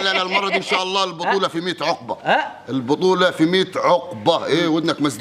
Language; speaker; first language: Arabic; native; Arabic